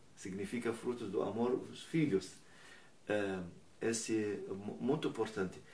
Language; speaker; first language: Portuguese; non-native, learner; Persian